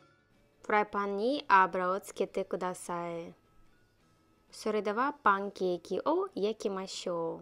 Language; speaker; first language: Japanese; non-native, learner; Russian